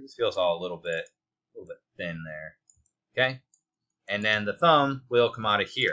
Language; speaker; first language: English; native; English